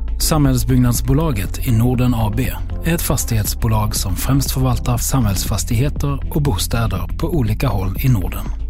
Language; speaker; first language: Swedish; native; Swedish